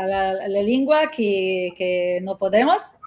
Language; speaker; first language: Spanish; non-native, learner; Italian